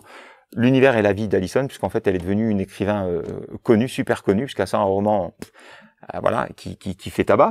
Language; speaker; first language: French; native; French